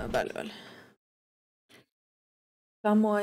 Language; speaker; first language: Spanish; native; Spanish